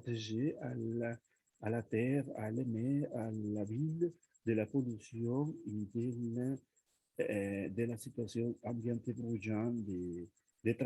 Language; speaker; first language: French; non-native, learner; Spanish